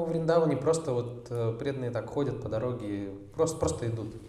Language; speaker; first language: Russian; native; Russian